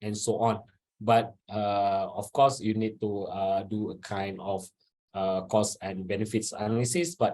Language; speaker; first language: English; non-native, local second language; Malay